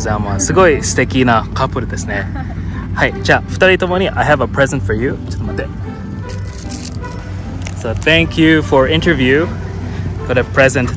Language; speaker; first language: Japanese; non-native, fluent; English